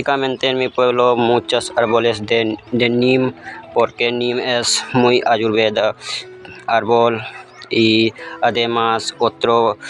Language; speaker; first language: Spanish; non-native, learner; Hindi